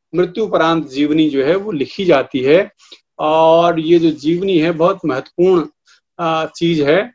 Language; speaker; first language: Hindi; native; Hindi